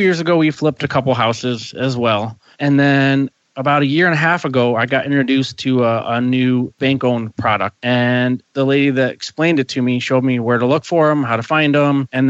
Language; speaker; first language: English; native; English